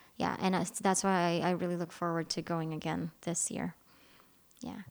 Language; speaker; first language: English; non-native, local second language; Filipino